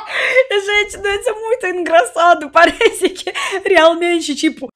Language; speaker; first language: Portuguese; non-native, learner; Russian